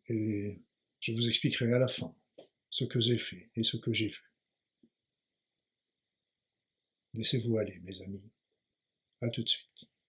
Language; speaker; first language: French; native; French